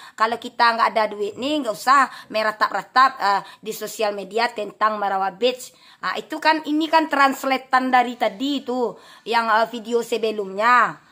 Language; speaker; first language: Malay; non-native, local second language; Minangkabau